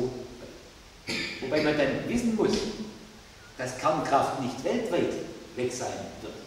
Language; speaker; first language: German; native; German